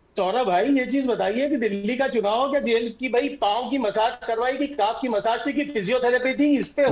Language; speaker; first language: Hindi; native; Hindi